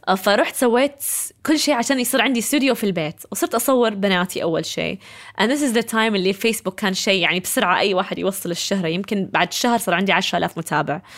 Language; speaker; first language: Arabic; early bilingual, heritage; Arabic